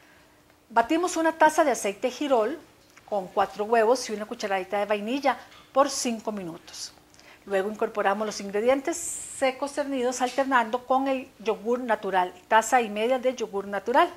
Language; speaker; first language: Spanish; native; Spanish